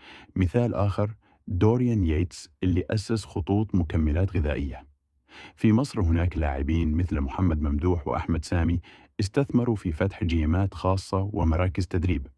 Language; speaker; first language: Arabic; native; Arabic